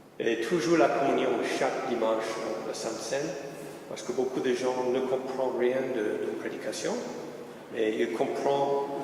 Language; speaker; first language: French; non-native, fluent; English